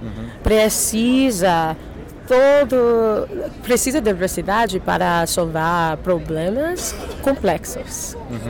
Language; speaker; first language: Portuguese; non-native, learner; English